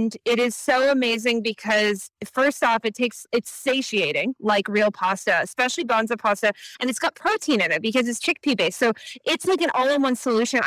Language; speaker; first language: English; native; English